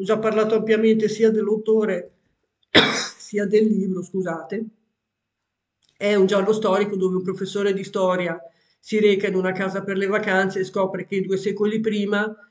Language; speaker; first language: Italian; native; Italian